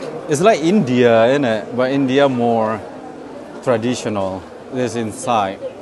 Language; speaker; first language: English; non-native, fluent; Indonesian